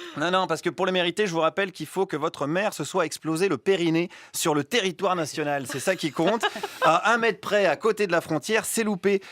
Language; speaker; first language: French; native; French